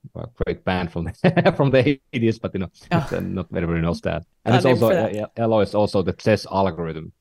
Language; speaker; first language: English; non-native, fluent; Finnish